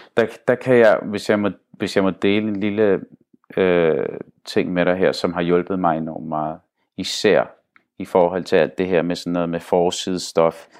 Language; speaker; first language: Danish; early bilingual, other home language; Arabic